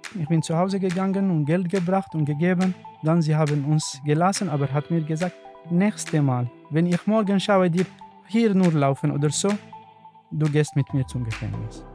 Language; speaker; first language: German; non-native, learner; Arabic